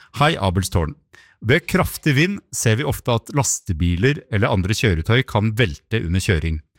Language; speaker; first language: Norwegian; native; Norwegian